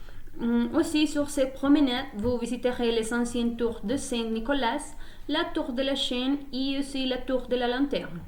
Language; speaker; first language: French; non-native, learner; Spanish